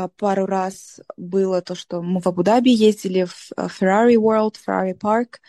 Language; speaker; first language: Russian; non-native, local second language; Tajik